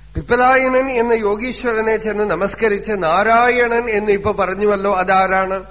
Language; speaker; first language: Malayalam; non-native, local second language; Tamil